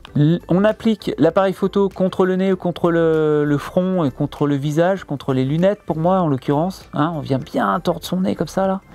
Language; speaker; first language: French; native; French